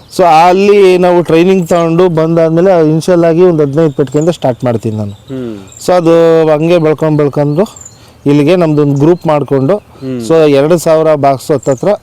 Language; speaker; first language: Kannada; native; Kannada